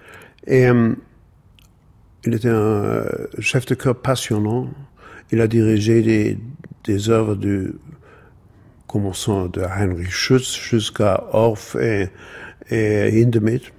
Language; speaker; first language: French; non-native, fluent; German